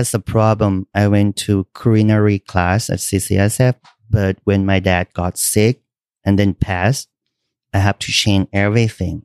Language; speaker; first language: English; non-native, learner; Thai